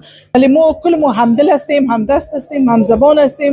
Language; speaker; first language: Persian; native; Persian